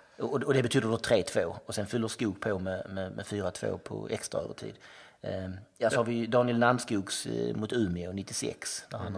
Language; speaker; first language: Swedish; native; Swedish